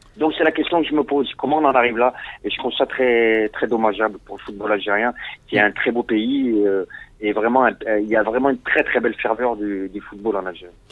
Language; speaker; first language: French; non-native, local second language; Arabic